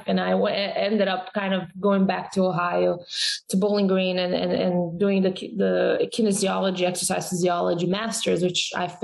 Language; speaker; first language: English; non-native, fluent; Portuguese